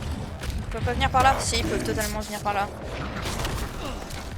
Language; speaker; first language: French; native; French